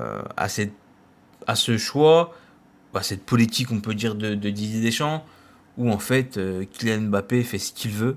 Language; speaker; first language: French; native; French